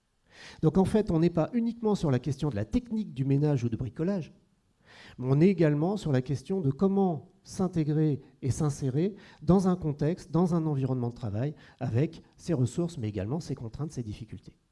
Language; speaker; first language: French; native; French